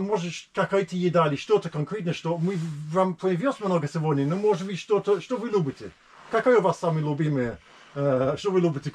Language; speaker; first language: Russian; non-native, learner; English